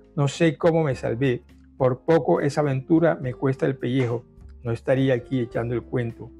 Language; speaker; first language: Spanish; native; Spanish